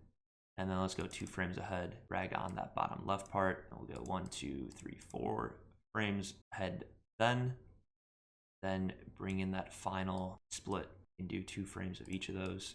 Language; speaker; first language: English; native; English